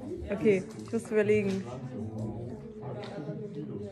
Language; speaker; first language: German; native; German